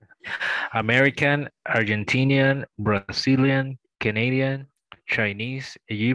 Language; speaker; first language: English; non-native, learner; Spanish